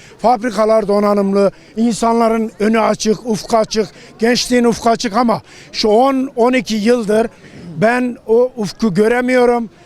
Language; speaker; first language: Turkish; native; Turkish